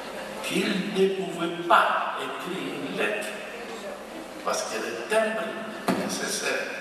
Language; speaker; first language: French; non-native, fluent; Spanish